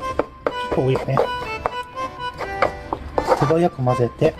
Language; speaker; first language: Japanese; native; Japanese